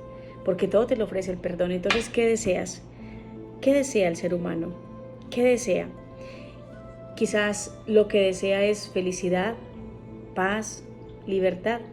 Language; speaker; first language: Spanish; native; Spanish